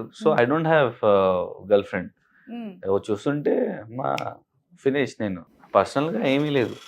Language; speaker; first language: Telugu; non-native, learner; Hindi